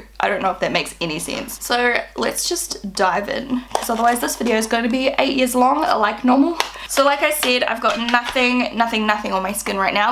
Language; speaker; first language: English; native; English